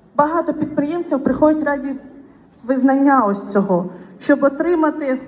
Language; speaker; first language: Ukrainian; non-native, local second language; Russian